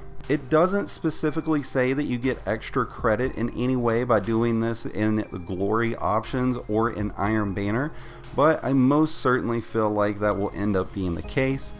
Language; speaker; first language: English; native; English